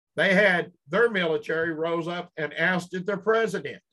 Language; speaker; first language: English; native; English